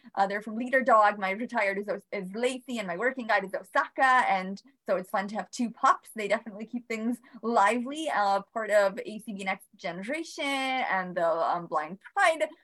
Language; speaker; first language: English; early bilingual, other home language; Bosnian